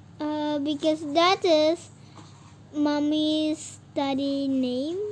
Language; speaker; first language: English; early bilingual, other home language; Indonesian